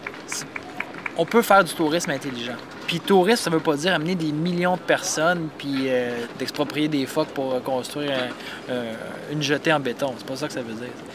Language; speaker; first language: French; native; French